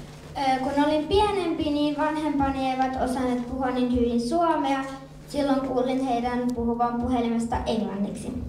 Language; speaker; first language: Finnish; early bilingual, other home language; Spanish